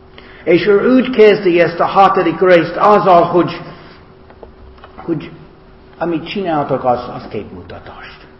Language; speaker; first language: Hungarian; non-native, learner; English